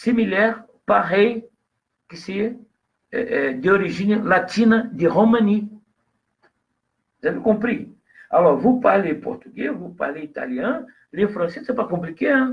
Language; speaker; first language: French; non-native, fluent; Portuguese